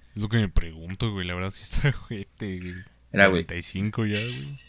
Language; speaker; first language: Spanish; native; Spanish